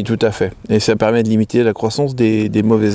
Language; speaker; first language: French; native; French